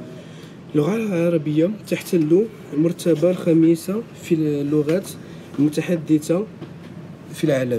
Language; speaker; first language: Arabic; early bilingual, heritage; Arabic